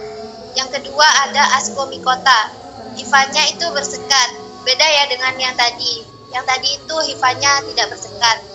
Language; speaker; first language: Indonesian; native; Indonesian